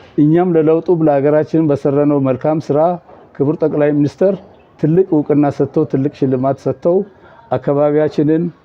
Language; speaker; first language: Amharic; non-native, local second language; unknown